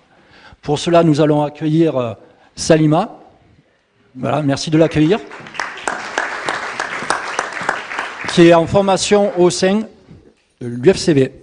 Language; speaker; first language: French; native; French